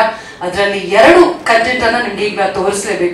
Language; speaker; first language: Kannada; native; Kannada